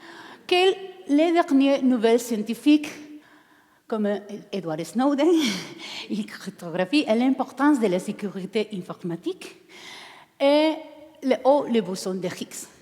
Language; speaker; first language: French; non-native, learner; Spanish